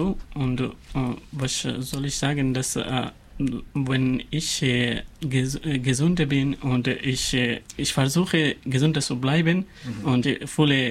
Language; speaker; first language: German; non-native, learner; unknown